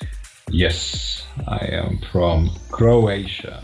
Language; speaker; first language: English; non-native, fluent; Croatian